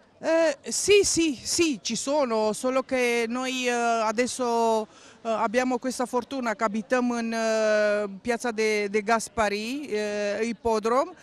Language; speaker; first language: Italian; non-native, learner; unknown